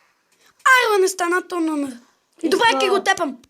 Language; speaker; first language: Bulgarian; native; Bulgarian